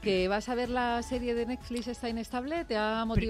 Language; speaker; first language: Spanish; native; Spanish